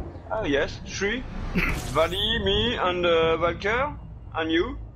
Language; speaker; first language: English; non-native, learner; French